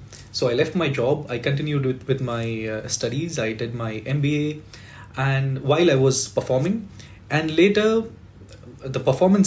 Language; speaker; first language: English; non-native, local second language; Marathi